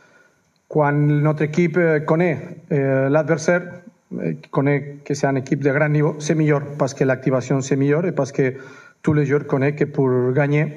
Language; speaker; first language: French; non-native, fluent; Spanish